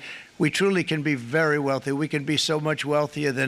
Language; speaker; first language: English; native; English